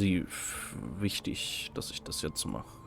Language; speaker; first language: German; native; German